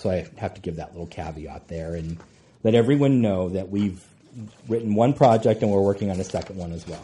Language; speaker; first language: English; native; English